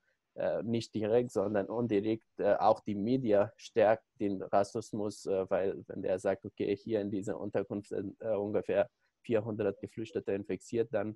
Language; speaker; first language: German; non-native, learner; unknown